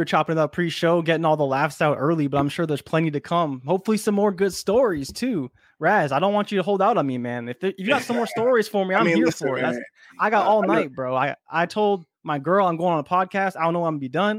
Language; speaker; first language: English; native; English